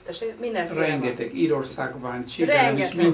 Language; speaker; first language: Hungarian; non-native, fluent; Spanish